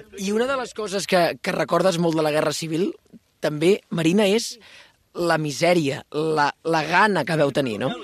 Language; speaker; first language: Catalan; native; Catalan